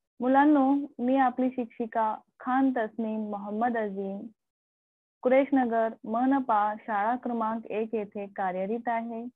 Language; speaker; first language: Marathi; non-native, local second language; Urdu